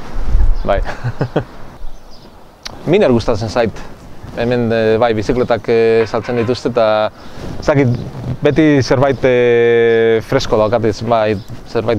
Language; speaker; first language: Basque; non-native, local second language; Spanish